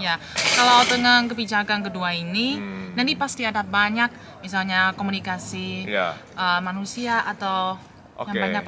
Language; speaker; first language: Indonesian; non-native, fluent; Chinese